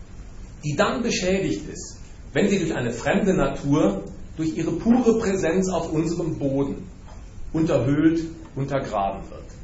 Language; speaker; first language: German; native; German